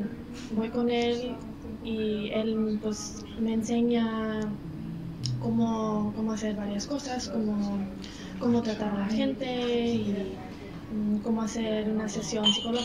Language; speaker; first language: Spanish; non-native, fluent; English